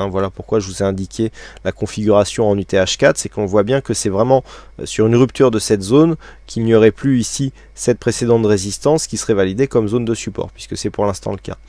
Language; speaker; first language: French; native; French